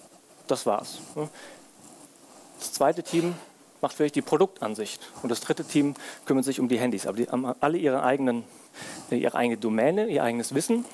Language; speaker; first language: German; native; German